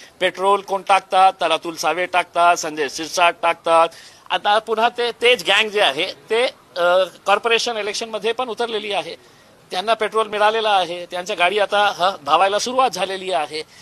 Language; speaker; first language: Marathi; non-native, local second language; Urdu